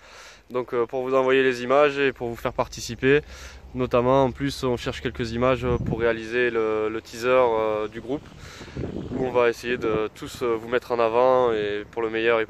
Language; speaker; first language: French; native; French